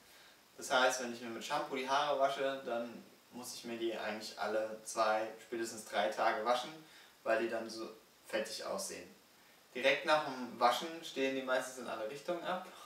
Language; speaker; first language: German; native; German